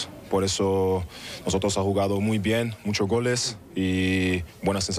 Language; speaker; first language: Spanish; non-native, learner; German